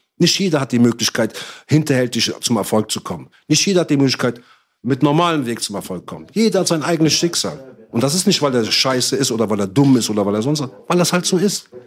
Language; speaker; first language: German; early bilingual, other home language; Arabic